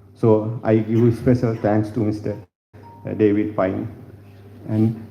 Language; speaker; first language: English; non-native, local second language; Sinhala